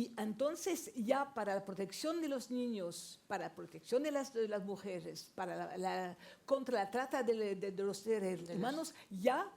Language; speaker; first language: Spanish; non-native, fluent; French